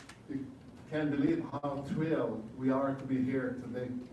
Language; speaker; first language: English; non-native, fluent; French